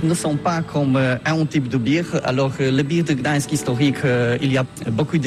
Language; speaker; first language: French; non-native, learner; Polish